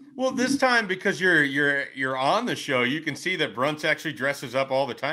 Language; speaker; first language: English; native; English